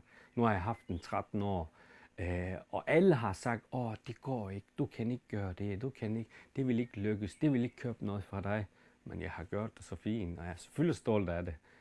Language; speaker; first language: Danish; non-native, fluent; Turkish